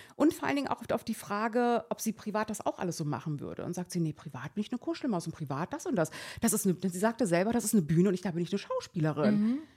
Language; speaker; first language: German; early bilingual, other home language; Persian